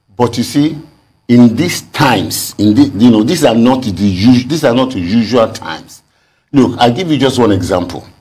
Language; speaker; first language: English; non-native, local second language; Yoruba